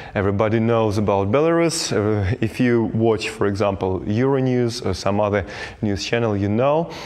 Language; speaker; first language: English; non-native, fluent; Belarusian